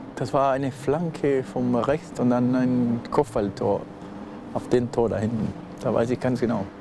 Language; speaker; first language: German; non-native, fluent; Spanish